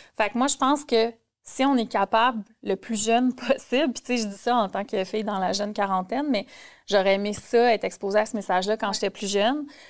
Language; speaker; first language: French; native; French